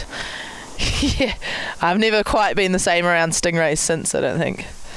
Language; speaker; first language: English; native; English